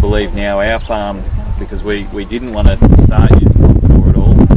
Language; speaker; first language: English; native; English